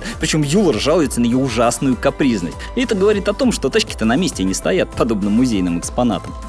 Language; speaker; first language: Russian; native; Russian